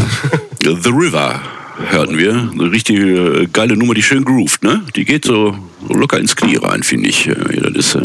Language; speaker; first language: German; native; German